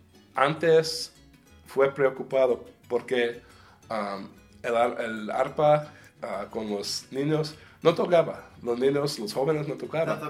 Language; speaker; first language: Spanish; early bilingual, heritage; Spanish